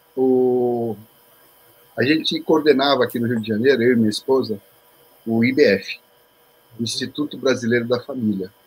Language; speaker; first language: Portuguese; early bilingual, other home language; Korean